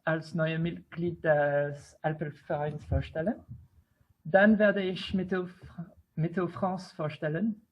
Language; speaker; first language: German; non-native, learner; French